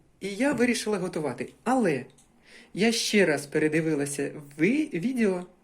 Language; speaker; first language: Ukrainian; non-native, local second language; Russian